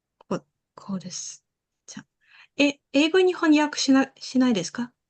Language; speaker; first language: Japanese; non-native, learner; Ukrainian